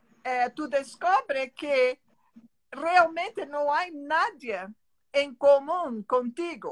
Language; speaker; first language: Spanish; non-native, learner; Portuguese